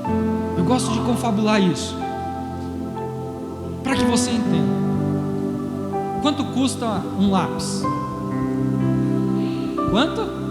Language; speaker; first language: Portuguese; native; Portuguese